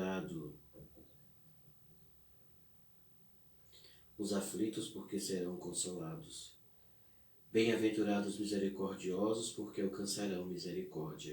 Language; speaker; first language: Portuguese; native; Portuguese